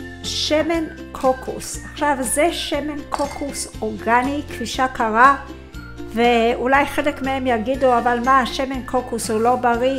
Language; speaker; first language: Hebrew; non-native, fluent; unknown